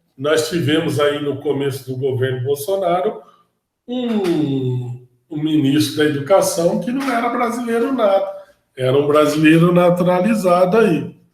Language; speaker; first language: Portuguese; native; Portuguese